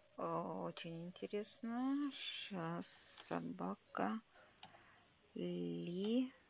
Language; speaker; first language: Russian; native; Russian